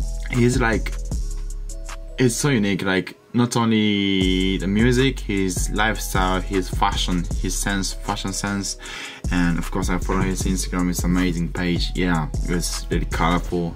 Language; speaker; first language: English; non-native, fluent; Japanese